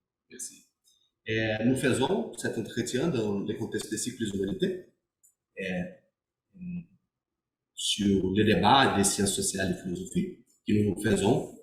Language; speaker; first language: French; non-native, learner; Portuguese